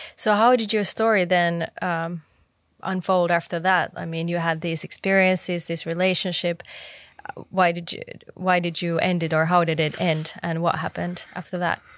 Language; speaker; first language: English; non-native, fluent; Finnish